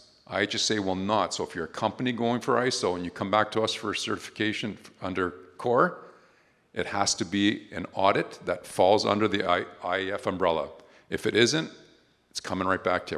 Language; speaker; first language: English; native; English